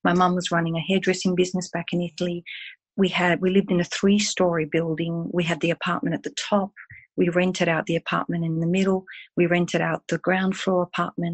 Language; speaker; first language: English; native; English